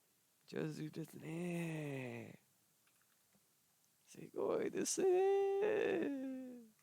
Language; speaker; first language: Japanese; non-native, learner; English